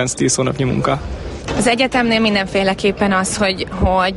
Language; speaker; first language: Hungarian; native; Hungarian